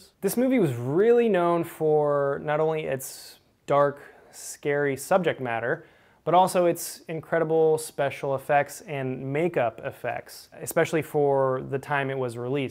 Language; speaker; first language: English; native; English